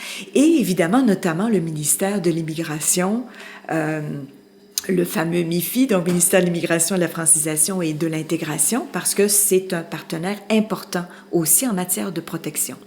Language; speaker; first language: French; native; French